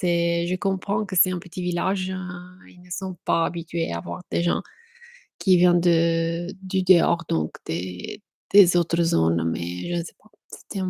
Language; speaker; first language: French; non-native, fluent; Italian